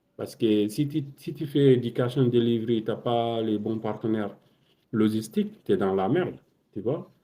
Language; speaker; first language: French; non-native, local second language; Wolof